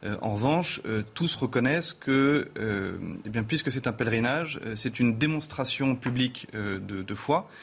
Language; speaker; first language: French; native; French